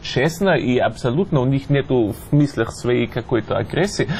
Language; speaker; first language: Russian; non-native, fluent; German